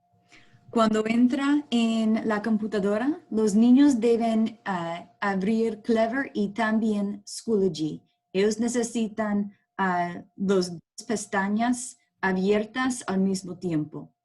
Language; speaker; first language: Spanish; non-native, learner; English